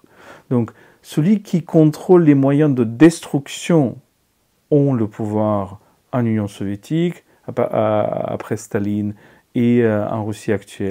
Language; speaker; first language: French; non-native, fluent; Ukrainian